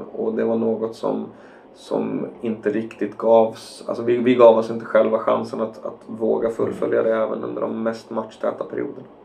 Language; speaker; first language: Swedish; native; Swedish